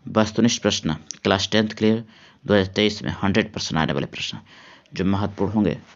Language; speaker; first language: Hindi; native; Hindi